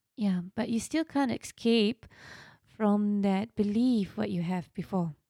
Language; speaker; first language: English; non-native, local second language; Malay